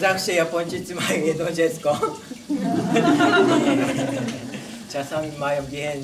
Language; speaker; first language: Polish; non-native, learner; Japanese